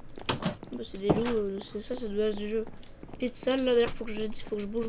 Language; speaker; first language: French; native; French